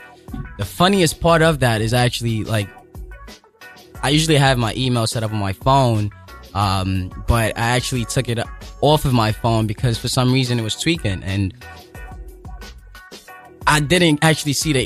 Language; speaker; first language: English; non-native, local second language; Yoruba